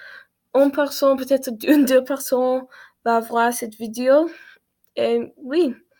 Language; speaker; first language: French; non-native, learner; English